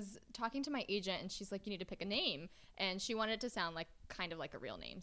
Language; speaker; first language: English; early bilingual, other home language; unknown